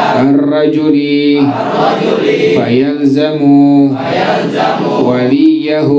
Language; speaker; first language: Arabic; non-native, fluent; Indonesian